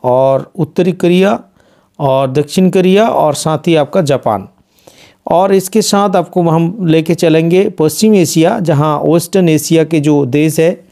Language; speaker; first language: Hindi; non-native, local second language; Bangla